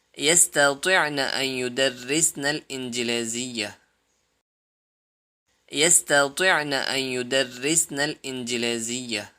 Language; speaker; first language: Arabic; non-native, fluent; Urdu